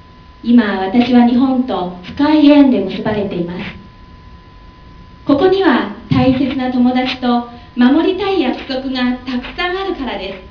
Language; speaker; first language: Japanese; non-native, fluent; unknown